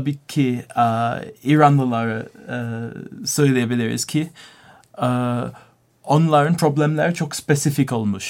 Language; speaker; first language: Turkish; non-native, learner; English